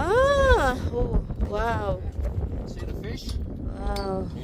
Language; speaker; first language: English; non-native, learner; Filipino